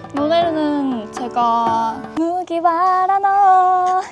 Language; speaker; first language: Korean; non-native, fluent; Japanese